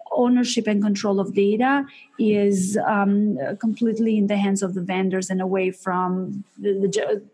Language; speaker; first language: English; early bilingual, other home language; Albanian